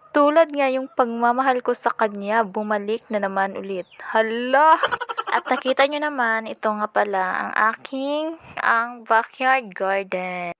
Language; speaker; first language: Filipino; non-native, local second language; Cebuano